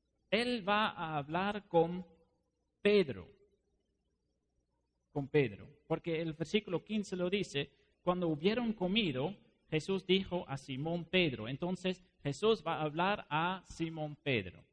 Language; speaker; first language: Spanish; non-native, fluent; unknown